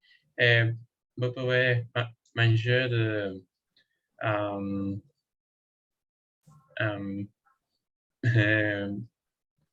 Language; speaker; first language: French; non-native, learner; Spanish